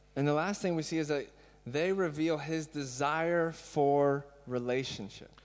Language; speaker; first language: English; native; English